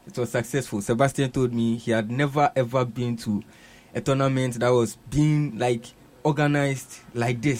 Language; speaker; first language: English; non-native, local second language; Akan